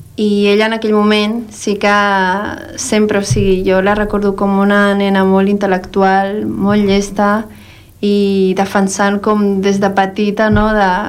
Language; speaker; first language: Catalan; early bilingual, other home language; Spanish